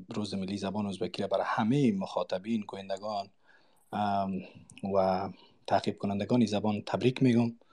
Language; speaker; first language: Persian; non-native, local second language; Uzbek